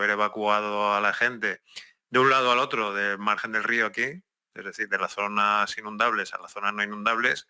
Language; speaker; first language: Spanish; native; Spanish